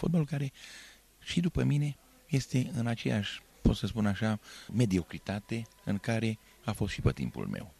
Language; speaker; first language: Romanian; non-native, local second language; Hungarian